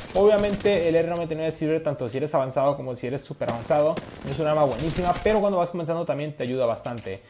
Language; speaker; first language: Spanish; native; Spanish